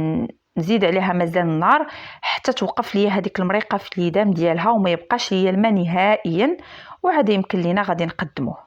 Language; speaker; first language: Arabic; native; Arabic